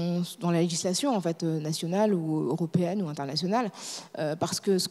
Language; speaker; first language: French; native; French